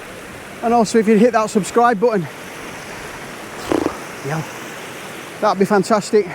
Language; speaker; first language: English; native; English